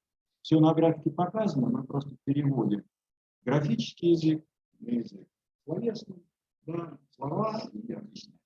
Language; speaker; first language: Russian; native; Russian